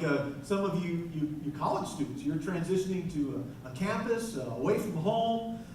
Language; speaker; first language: English; native; English